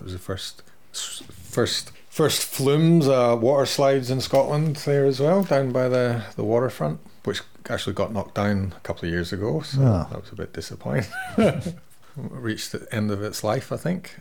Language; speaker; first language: English; native; English